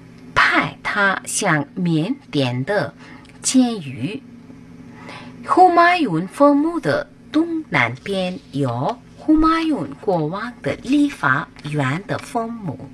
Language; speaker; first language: Chinese; non-native, learner; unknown